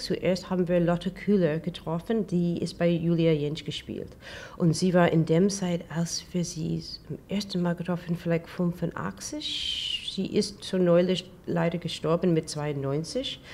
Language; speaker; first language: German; non-native, learner; English